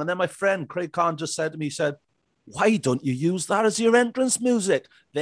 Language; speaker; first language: English; native; English